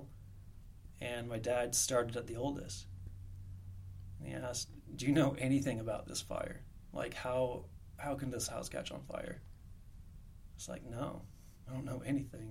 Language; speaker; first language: English; native; English